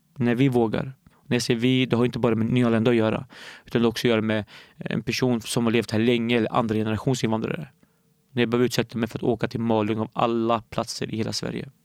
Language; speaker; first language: Swedish; early bilingual, other home language; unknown